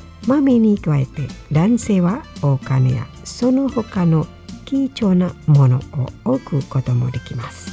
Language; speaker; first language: Japanese; non-native, fluent; Indonesian